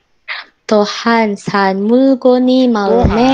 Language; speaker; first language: Korean; non-native, learner; Indonesian